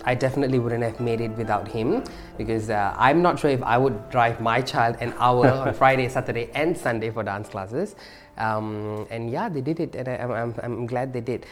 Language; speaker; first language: English; non-native, local second language; Tamil